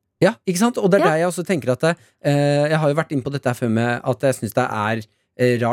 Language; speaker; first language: Norwegian; native; Norwegian